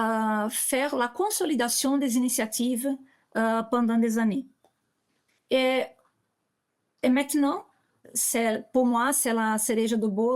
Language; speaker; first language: French; non-native, learner; Portuguese